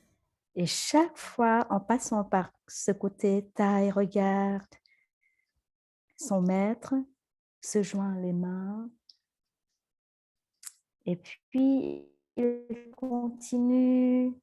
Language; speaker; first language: French; non-native, fluent; Vietnamese